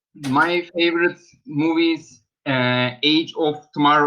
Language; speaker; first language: English; non-native, learner; Turkish